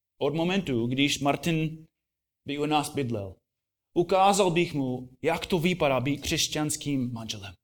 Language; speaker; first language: Czech; non-native, fluent; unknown